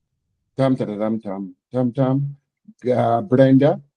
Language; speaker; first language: Portuguese; non-native, learner; English